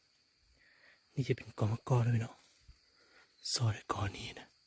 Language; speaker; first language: Thai; non-native, local second language; Hmong